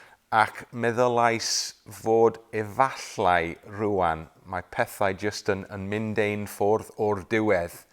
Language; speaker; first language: Welsh; non-native, local second language; English